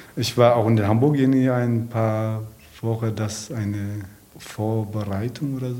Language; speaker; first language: German; non-native, learner; Tigrinya